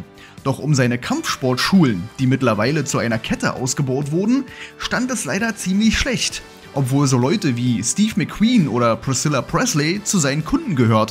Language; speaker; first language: German; native; German